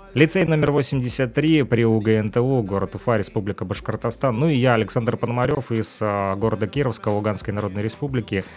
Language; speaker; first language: Russian; native; Russian